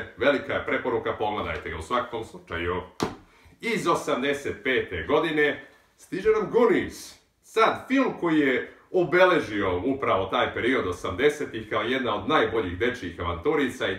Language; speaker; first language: Serbian; native; Serbian